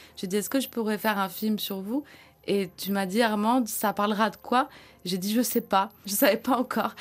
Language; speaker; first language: French; native; French